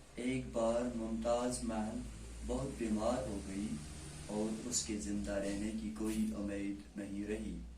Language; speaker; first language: Urdu; non-native, local second language; Kashmiri